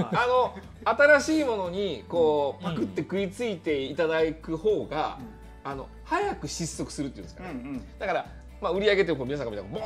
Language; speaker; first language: Japanese; native; Japanese